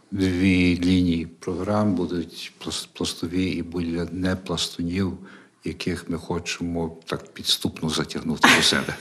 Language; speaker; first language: Ukrainian; early bilingual, heritage; Ukrainian